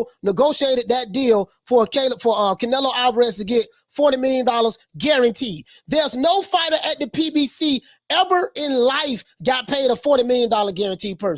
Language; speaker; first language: English; native; English